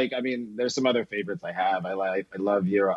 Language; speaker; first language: English; non-native, local second language; Yoruba